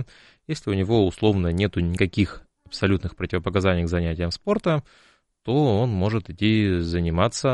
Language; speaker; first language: Russian; native; Russian